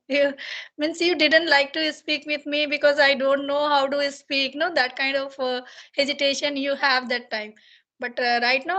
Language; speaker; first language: English; non-native, learner; Hindi